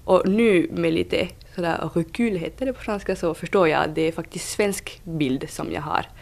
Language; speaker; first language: Swedish; non-native, fluent; French